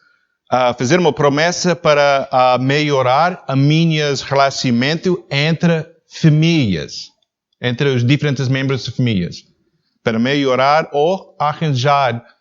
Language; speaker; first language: Portuguese; non-native, learner; English